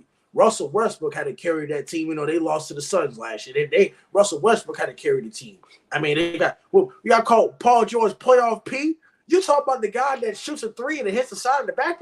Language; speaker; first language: English; native; English